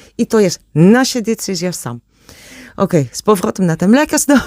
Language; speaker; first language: Polish; non-native, learner; German